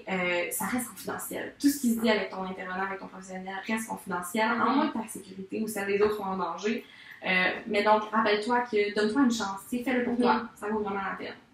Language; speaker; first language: French; native; French